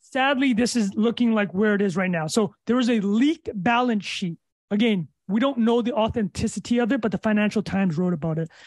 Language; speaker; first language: English; native; English